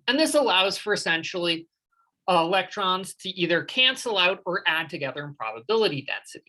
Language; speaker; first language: English; native; English